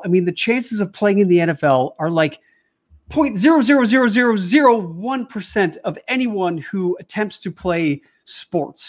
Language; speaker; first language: English; native; English